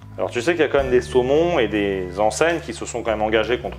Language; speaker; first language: French; native; French